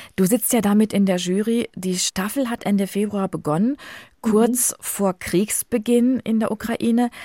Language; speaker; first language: German; native; German